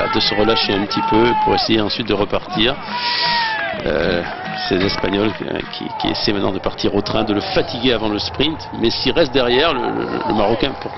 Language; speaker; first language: French; native; French